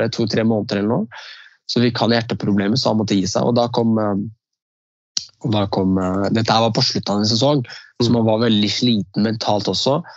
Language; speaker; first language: Norwegian; early bilingual, other home language; Riffian